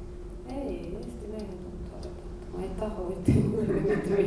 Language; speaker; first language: Estonian; non-native, learner; Croatian